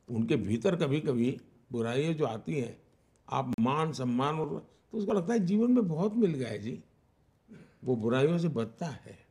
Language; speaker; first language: Hindi; non-native, local second language; Gujarati